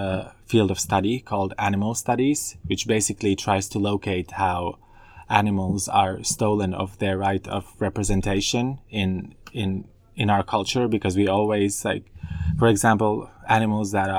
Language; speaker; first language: English; non-native, fluent; Finnish